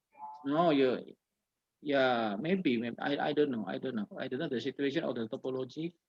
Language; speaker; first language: English; non-native, learner; Indonesian